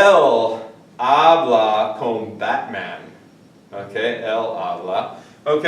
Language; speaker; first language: Spanish; non-native, fluent; English